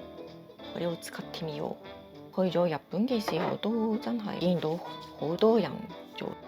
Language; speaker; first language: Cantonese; non-native, fluent; Japanese